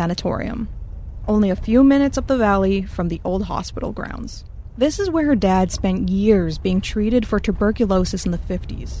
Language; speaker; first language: English; native; English